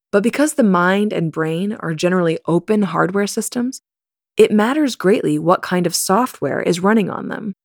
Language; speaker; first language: English; native; English